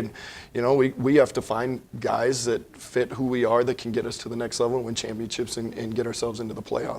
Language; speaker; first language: English; native; English